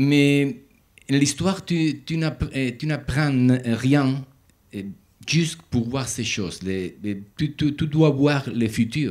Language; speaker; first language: French; non-native, learner; Spanish